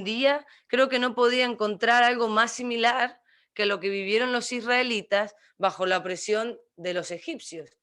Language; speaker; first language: Spanish; native; Spanish